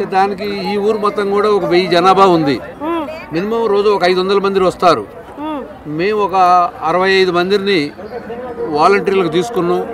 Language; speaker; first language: Telugu; native; Telugu